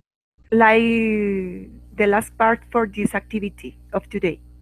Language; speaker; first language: English; non-native, learner; Spanish